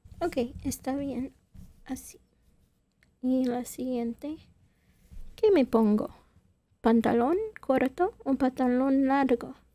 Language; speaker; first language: Spanish; non-native, fluent; English